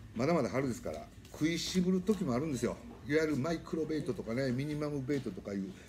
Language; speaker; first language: Japanese; native; Japanese